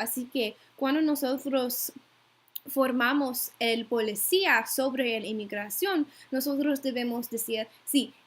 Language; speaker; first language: Spanish; non-native, learner; English